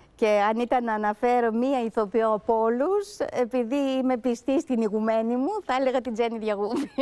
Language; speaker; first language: Greek; early bilingual, heritage; Greek